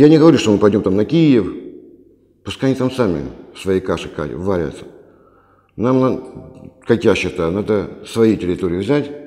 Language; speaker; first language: Russian; native; Russian